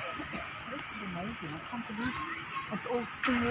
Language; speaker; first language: English; non-native, local second language; Afrikaans